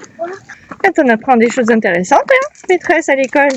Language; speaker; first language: French; native; French